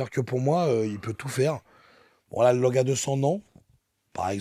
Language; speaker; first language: French; native; French